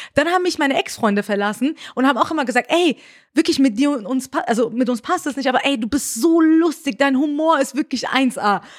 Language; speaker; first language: German; early bilingual, other home language; Persian